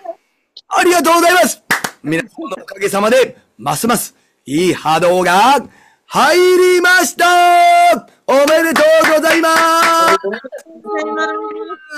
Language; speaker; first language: Japanese; native; Japanese